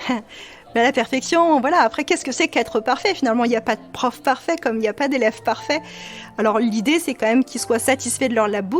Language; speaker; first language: French; native; French